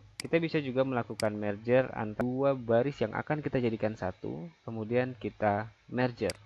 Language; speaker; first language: Indonesian; native; Indonesian